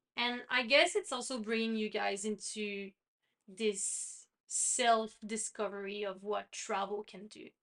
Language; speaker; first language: English; non-native, fluent; French